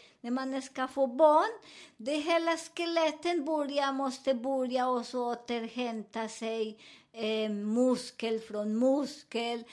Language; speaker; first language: Swedish; non-native, fluent; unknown